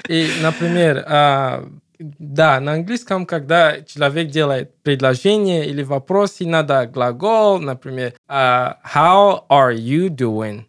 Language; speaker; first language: Russian; non-native, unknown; English